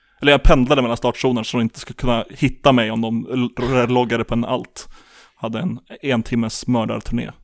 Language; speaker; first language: Swedish; native; Swedish